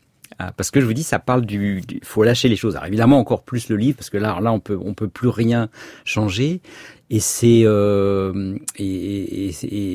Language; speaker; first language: French; native; French